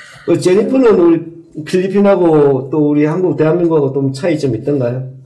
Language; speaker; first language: Korean; native; Korean